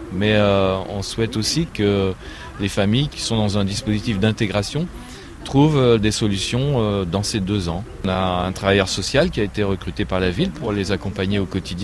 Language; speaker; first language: French; native; French